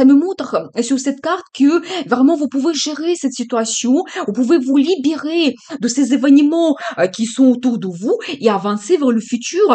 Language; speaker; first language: French; non-native, fluent; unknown